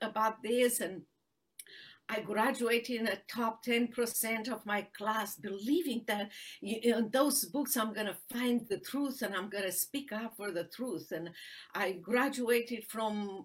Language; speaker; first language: English; non-native, fluent; Romanian